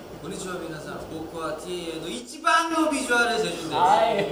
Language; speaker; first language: Japanese; non-native, learner; Korean